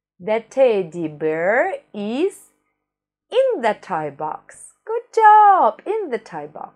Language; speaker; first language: English; non-native, fluent; Russian